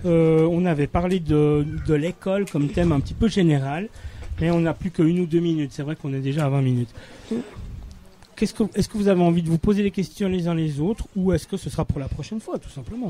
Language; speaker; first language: French; native; French